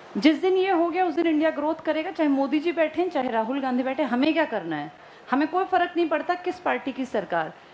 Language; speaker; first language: Hindi; native; Hindi